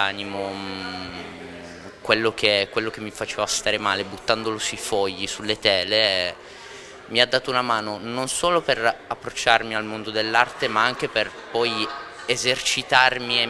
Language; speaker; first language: Italian; native; Italian